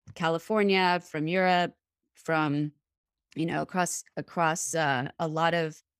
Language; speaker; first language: English; native; English